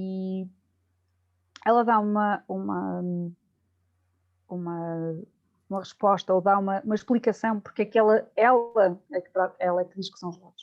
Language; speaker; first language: Portuguese; native; Portuguese